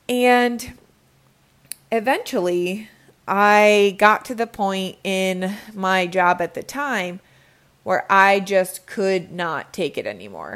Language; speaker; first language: English; native; English